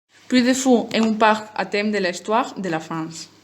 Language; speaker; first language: French; non-native, learner; Spanish